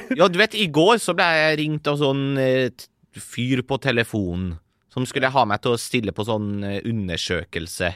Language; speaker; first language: Norwegian; native; Norwegian